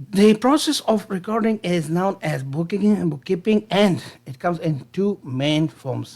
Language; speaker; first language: English; non-native, local second language; Urdu